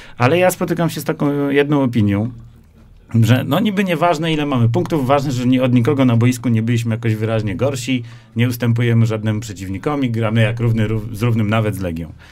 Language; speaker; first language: Polish; native; Polish